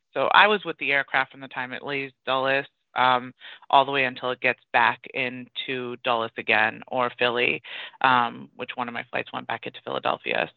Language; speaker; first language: English; early bilingual, other home language; Persian